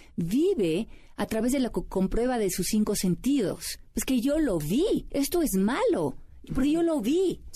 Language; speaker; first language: Spanish; native; Spanish